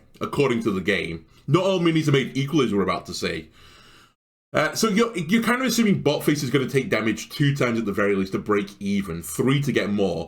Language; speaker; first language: English; native; English